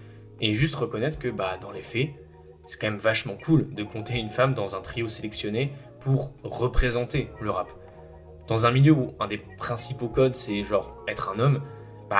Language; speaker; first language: French; native; French